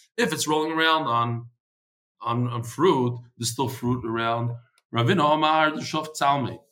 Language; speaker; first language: English; native; English